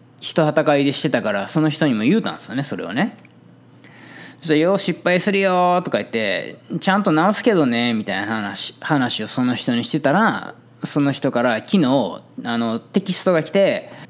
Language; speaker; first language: Japanese; native; Japanese